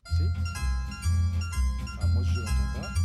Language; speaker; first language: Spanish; non-native, fluent; French